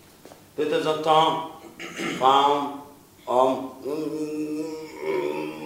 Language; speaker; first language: French; non-native, learner; Mongolian